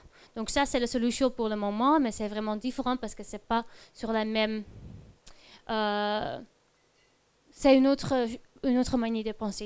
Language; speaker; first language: French; non-native, fluent; Dutch